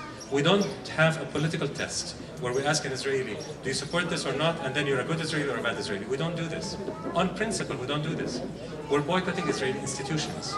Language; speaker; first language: English; non-native, fluent; Arabic